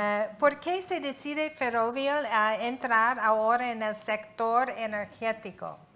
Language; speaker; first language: Spanish; non-native, fluent; English